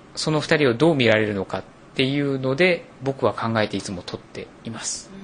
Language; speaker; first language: Japanese; native; Japanese